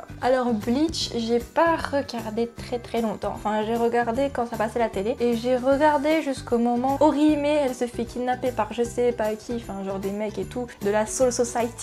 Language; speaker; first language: French; native; French